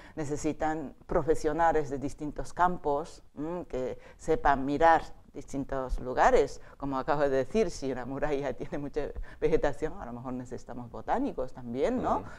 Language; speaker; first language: Spanish; non-native, fluent; Japanese